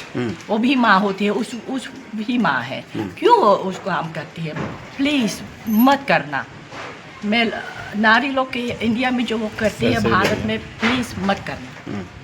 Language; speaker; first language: Hindi; early bilingual, heritage; Hindi